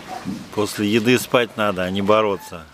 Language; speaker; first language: Russian; native; Russian